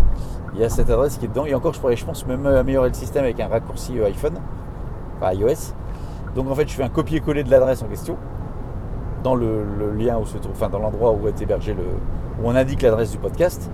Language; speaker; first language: French; native; French